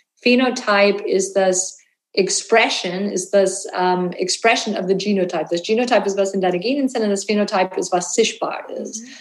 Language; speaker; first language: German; non-native, learner; English